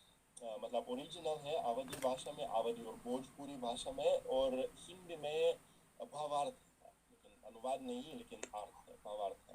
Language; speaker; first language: Hindi; non-native, fluent; Russian